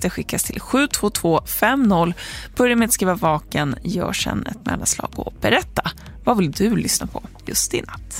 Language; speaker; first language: Swedish; native; Swedish